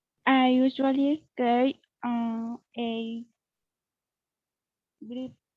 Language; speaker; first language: English; non-native, learner; Spanish